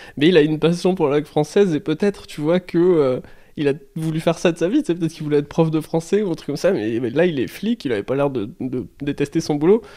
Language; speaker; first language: French; native; French